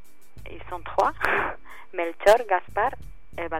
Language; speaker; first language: French; non-native, learner; Spanish